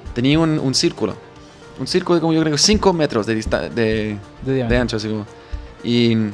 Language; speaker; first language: Spanish; non-native, fluent; English